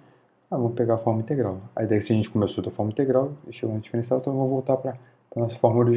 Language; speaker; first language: Portuguese; native; Portuguese